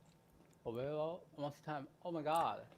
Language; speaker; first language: English; non-native, learner; Chinese